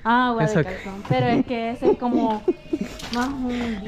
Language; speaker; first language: Spanish; native; Spanish